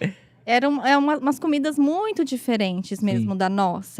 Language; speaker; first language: Portuguese; native; Portuguese